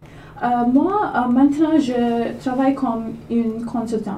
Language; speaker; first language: French; non-native, learner; Malayalam